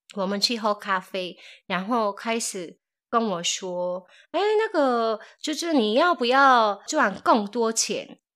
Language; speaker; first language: Chinese; non-native, fluent; Korean